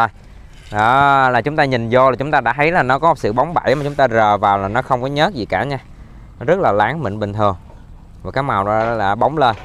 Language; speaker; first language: Vietnamese; native; Vietnamese